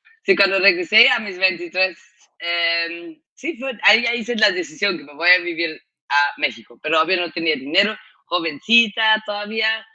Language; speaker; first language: Spanish; non-native, fluent; German